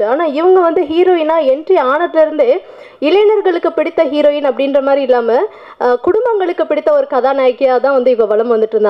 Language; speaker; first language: Tamil; native; Tamil